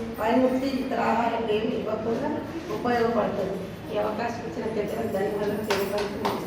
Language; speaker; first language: Telugu; native; Telugu